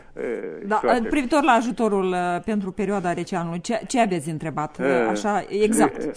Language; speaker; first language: Romanian; native; Romanian